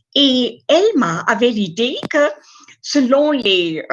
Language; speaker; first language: French; non-native, fluent; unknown